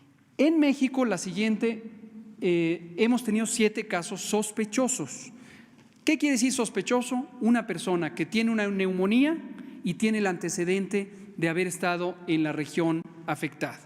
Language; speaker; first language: Spanish; native; Spanish